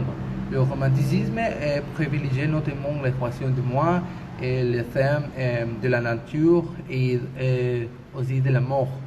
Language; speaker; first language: French; non-native, learner; Spanish